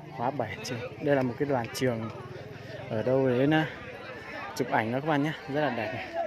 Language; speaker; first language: Vietnamese; non-native, local second language; Hmong